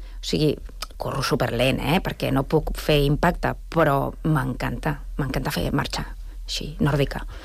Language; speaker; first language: Catalan; non-native, local second language; Spanish